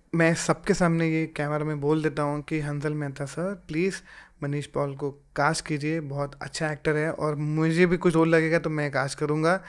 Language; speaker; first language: Hindi; native; Hindi